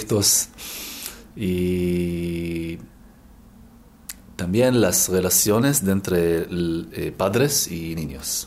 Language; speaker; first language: Spanish; non-native, learner; Hebrew